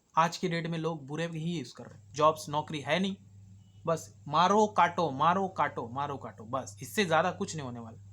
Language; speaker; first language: Hindi; native; Hindi